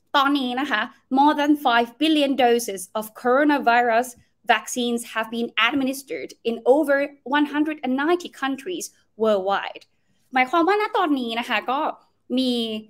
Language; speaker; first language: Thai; native; Thai